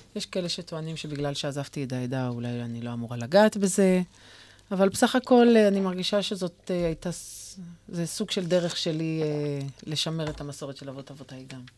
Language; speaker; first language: Hebrew; native; Hebrew